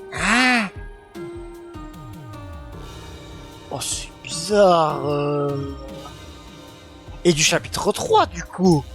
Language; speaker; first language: French; native; French